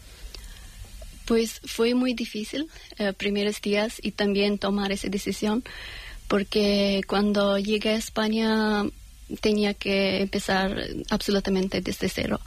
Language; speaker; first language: Spanish; non-native, learner; Persian